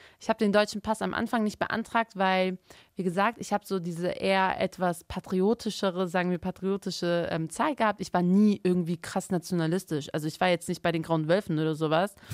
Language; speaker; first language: German; early bilingual, other home language; Turkish